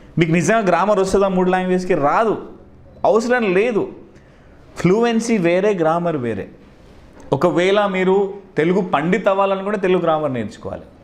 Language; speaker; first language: Telugu; non-native, local second language; Hindi